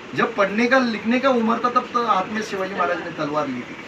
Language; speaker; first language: Hindi; non-native, local second language; Marathi